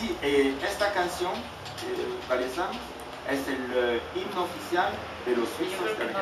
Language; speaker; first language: Spanish; non-native, fluent; French